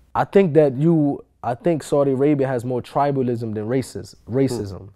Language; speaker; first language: English; native; English